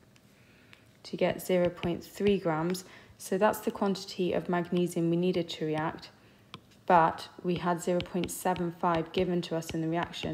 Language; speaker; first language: English; native; English